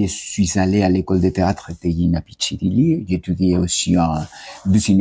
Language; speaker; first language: French; non-native, learner; Spanish